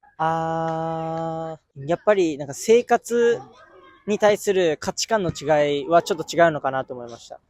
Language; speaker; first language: Japanese; native; Japanese